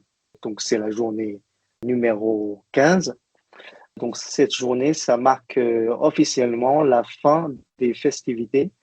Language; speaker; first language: French; non-native, fluent; Chinese